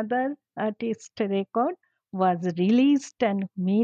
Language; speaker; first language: English; non-native, local second language; Bangla